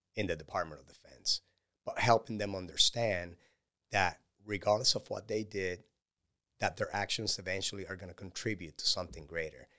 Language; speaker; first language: English; non-native, fluent; Spanish